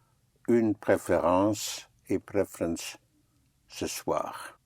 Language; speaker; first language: French; non-native, fluent; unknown